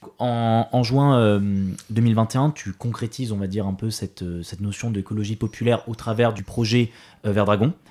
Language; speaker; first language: French; native; French